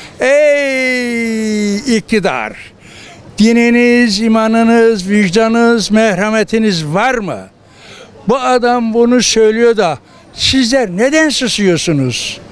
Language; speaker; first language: Turkish; native; Turkish